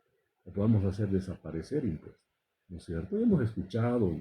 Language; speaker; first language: Spanish; native; Spanish